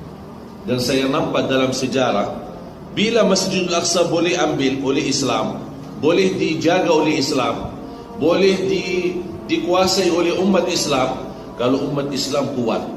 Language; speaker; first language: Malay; non-native, fluent; Arabic